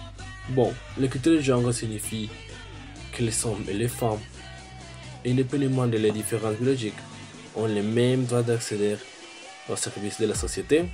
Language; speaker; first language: French; non-native, learner; Spanish